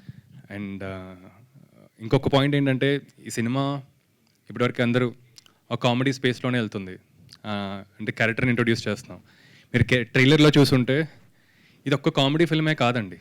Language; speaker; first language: Telugu; native; Telugu